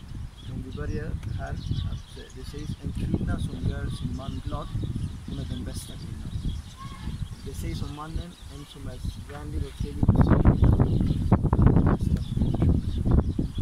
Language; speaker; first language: Swedish; non-native, fluent; Arabic